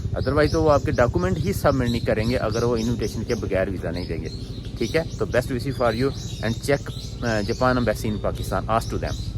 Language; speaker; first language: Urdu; non-native, local second language; Punjabi